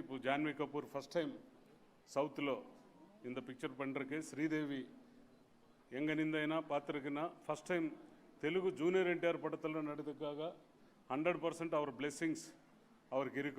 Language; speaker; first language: Tamil; non-native, learner; Telugu